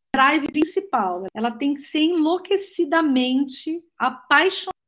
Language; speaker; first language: Portuguese; native; Portuguese